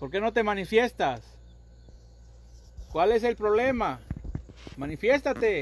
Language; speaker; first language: Spanish; native; Spanish